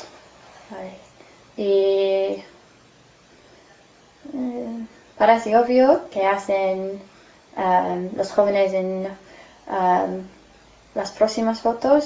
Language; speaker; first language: Spanish; non-native, learner; English